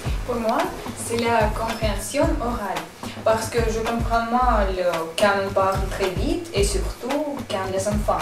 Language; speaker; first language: French; non-native, learner; Russian